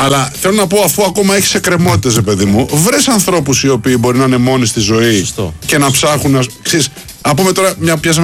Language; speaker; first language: Greek; native; Greek